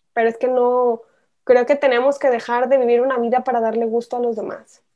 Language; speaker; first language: Spanish; native; Spanish